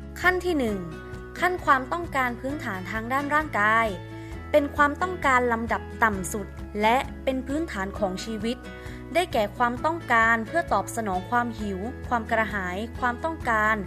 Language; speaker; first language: Thai; native; Thai